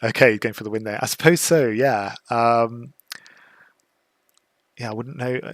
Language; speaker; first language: English; native; English